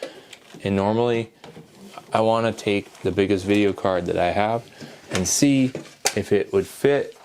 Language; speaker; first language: English; native; English